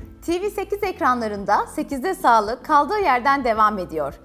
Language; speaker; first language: Turkish; native; Turkish